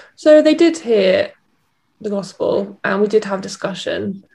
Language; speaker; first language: English; native; English